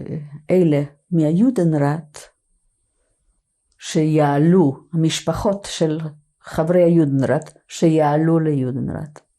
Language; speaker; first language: Hebrew; non-native, fluent; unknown